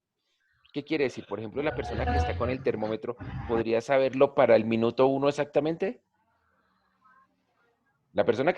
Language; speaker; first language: Spanish; native; Spanish